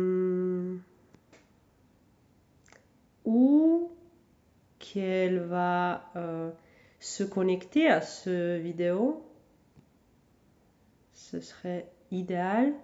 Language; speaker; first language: French; non-native, learner; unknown